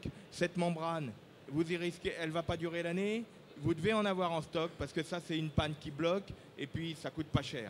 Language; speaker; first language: French; native; French